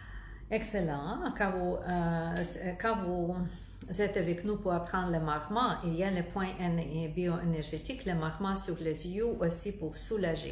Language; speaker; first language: French; non-native, fluent; Russian